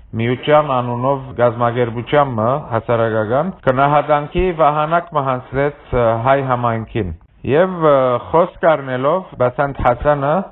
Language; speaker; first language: Armenian; early bilingual, heritage; Armenian